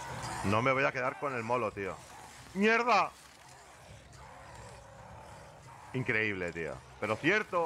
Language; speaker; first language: Spanish; native; Spanish